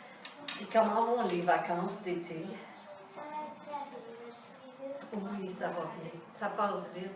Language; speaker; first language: French; native; French